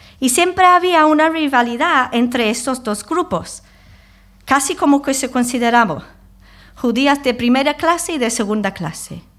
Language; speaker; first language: Spanish; non-native, fluent; English